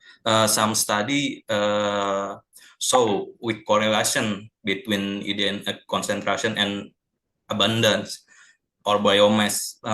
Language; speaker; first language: English; non-native, learner; Indonesian